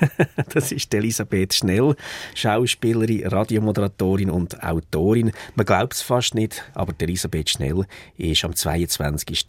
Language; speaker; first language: German; native; German